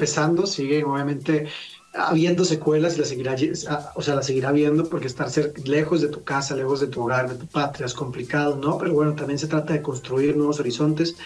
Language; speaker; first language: Spanish; native; Spanish